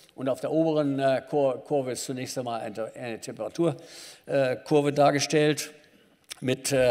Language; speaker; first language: German; native; German